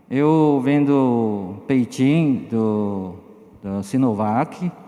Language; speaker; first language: Portuguese; non-native, learner; Chinese